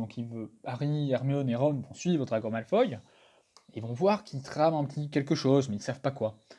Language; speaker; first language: French; native; French